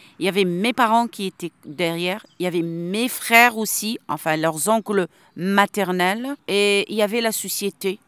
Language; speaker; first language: French; non-native, local second language; Arabic